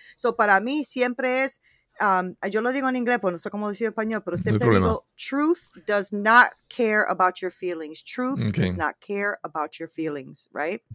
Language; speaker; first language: Spanish; early bilingual, heritage; Spanish